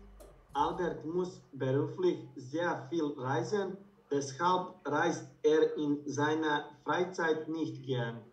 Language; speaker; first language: German; non-native, learner; Bosnian